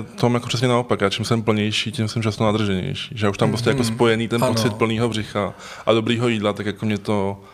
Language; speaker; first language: Czech; native; Czech